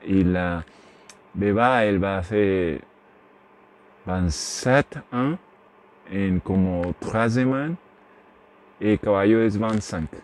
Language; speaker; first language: French; non-native, learner; Spanish